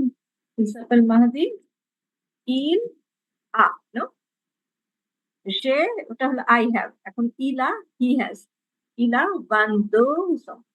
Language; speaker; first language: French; non-native, fluent; Bangla